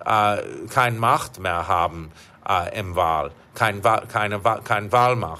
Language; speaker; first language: German; non-native, fluent; English